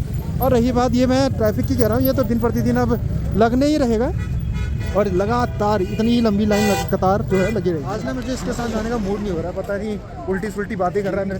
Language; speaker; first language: Hindi; native; Hindi